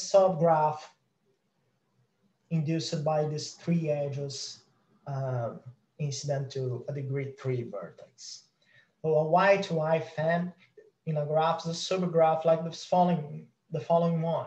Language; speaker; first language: English; non-native, fluent; Portuguese